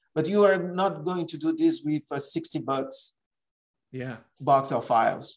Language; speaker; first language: English; non-native, fluent; Portuguese